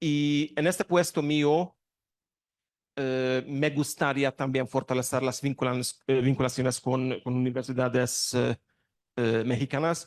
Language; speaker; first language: Spanish; non-native, learner; Hungarian